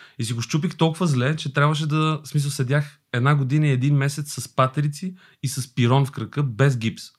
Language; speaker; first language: Bulgarian; early bilingual, other home language; Albanian